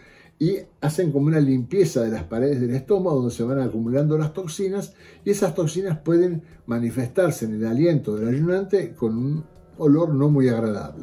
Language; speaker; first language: Spanish; native; Spanish